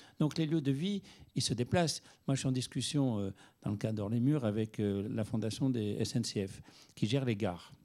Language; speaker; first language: French; native; French